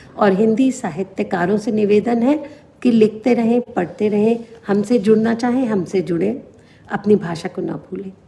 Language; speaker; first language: Hindi; native; Hindi